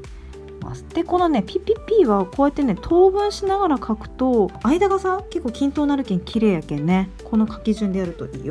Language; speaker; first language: Japanese; native; Japanese